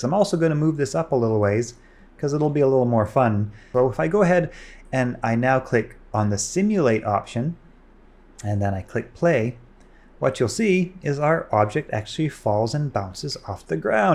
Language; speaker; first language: English; native; English